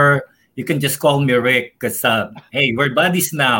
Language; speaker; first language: English; non-native, local second language; Filipino